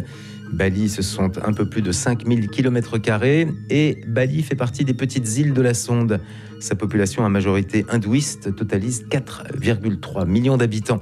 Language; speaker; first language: French; native; French